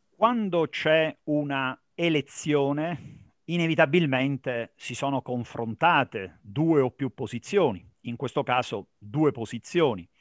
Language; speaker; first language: Italian; native; Italian